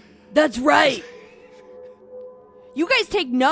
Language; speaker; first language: English; native; English